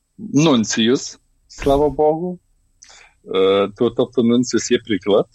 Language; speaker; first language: Ukrainian; non-native, learner; Lithuanian